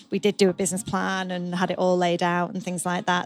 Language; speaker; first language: English; native; English